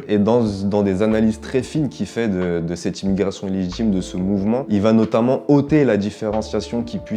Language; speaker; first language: French; native; French